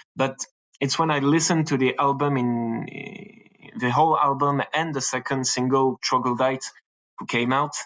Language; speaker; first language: English; non-native, fluent; French